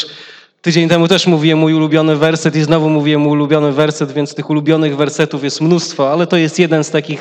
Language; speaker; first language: Polish; native; Polish